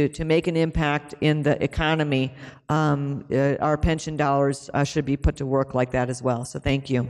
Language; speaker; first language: English; native; English